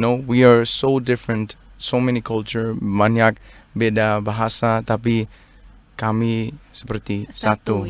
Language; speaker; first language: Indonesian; non-native, learner; Danish